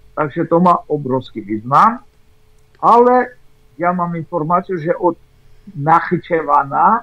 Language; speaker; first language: Slovak; non-native, fluent; Armenian